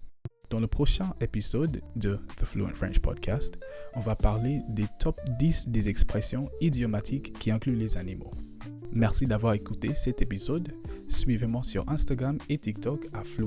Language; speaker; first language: French; non-native, fluent; English